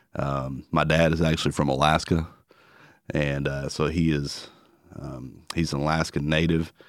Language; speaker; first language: English; native; English